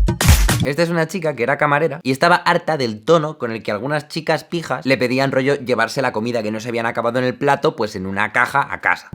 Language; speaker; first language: Spanish; native; Spanish